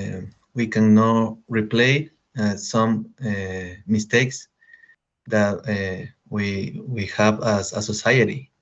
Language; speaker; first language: English; non-native, learner; Spanish